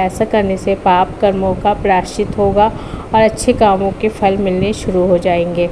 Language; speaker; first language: Hindi; native; Hindi